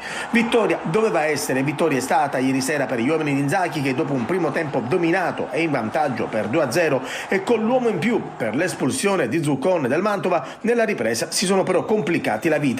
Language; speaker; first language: Italian; native; Italian